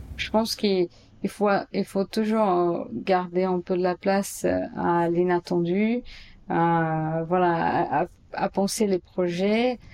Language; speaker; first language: French; non-native, fluent; Portuguese